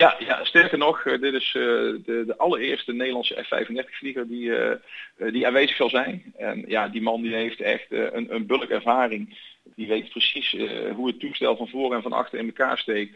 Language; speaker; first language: Dutch; native; Dutch